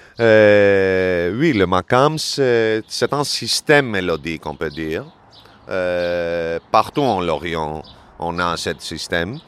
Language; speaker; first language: French; non-native, learner; Greek